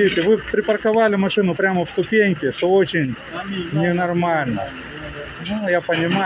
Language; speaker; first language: Russian; native; Russian